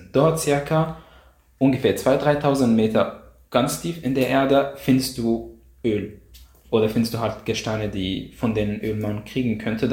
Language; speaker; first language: German; non-native, fluent; Arabic